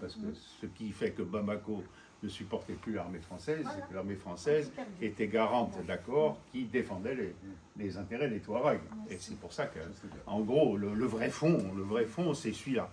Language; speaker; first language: French; native; French